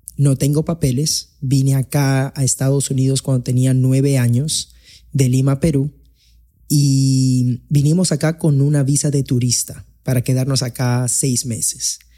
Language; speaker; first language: Spanish; early bilingual, heritage; Spanish